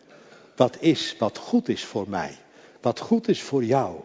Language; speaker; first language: Dutch; native; Dutch